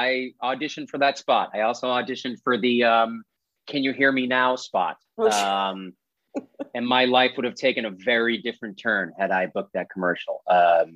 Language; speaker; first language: English; native; English